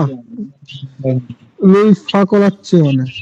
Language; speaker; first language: Italian; non-native, learner; Bangla